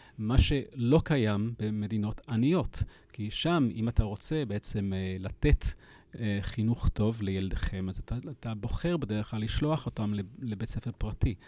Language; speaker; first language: Hebrew; non-native, fluent; English